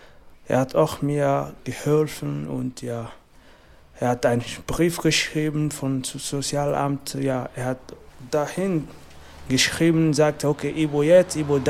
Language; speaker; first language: German; non-native, learner; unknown